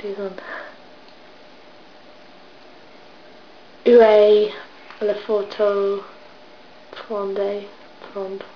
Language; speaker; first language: French; non-native, learner; English